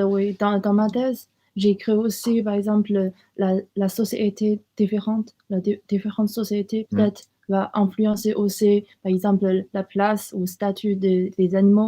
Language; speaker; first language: French; non-native, learner; Chinese